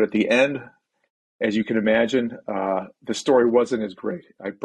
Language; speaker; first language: English; native; English